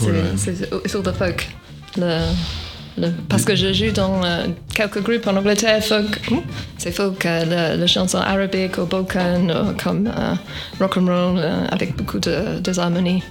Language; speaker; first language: French; non-native, learner; English